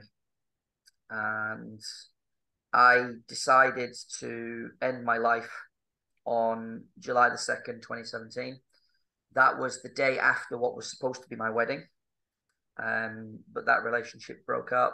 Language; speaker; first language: English; native; English